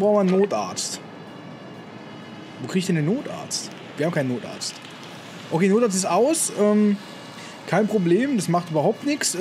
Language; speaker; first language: German; native; German